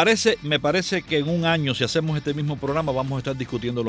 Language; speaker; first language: Spanish; native; Spanish